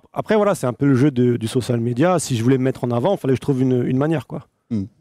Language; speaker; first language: French; native; French